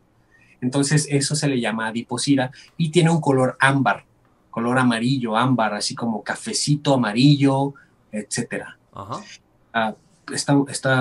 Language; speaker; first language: Spanish; native; Spanish